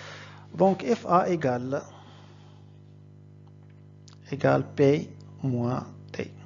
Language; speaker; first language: French; non-native, local second language; Arabic